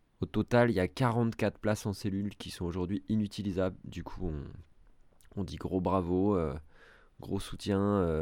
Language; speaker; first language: French; native; French